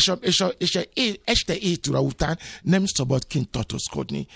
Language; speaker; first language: Hungarian; non-native, learner; Yoruba